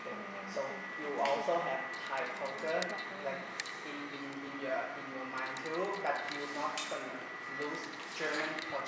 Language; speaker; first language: English; non-native, fluent; Thai